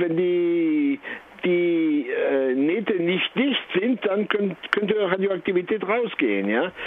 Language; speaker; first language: German; non-native, fluent; French